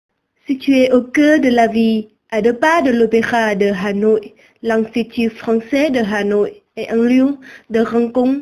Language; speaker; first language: French; non-native, learner; Vietnamese